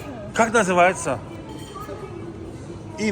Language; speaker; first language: Russian; non-native, local second language; Lithuanian